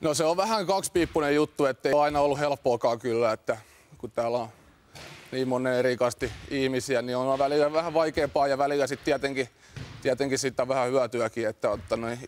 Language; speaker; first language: Finnish; native; Finnish